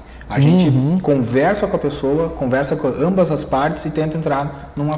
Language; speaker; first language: Portuguese; native; Portuguese